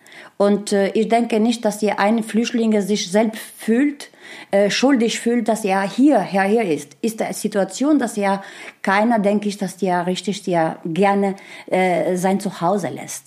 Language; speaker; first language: German; non-native, learner; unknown